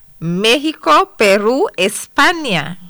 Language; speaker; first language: Spanish; non-native, fluent; English